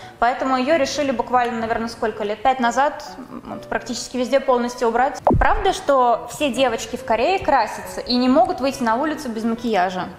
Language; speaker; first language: Russian; native; Russian